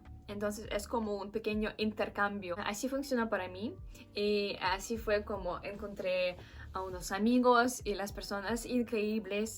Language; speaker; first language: Spanish; non-native, fluent; Russian